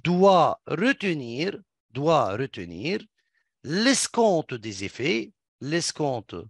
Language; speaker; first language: French; non-native, local second language; Arabic